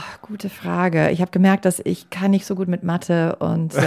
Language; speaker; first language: German; non-native, fluent; English